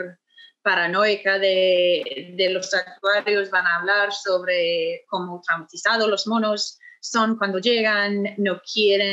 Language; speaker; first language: Spanish; non-native, fluent; English